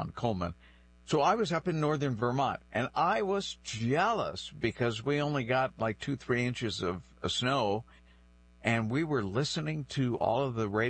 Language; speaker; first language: English; non-native, local second language; French